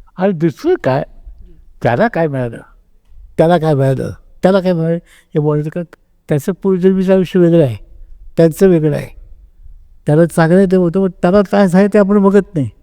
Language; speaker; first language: Marathi; native; Marathi